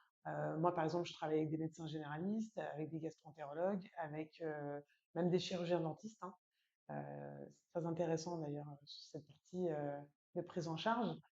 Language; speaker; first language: French; native; French